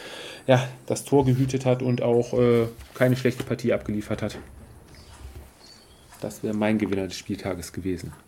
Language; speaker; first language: German; native; German